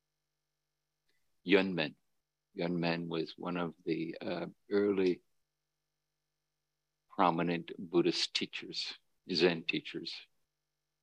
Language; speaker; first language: English; native; English